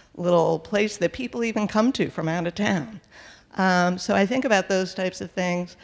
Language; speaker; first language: English; native; English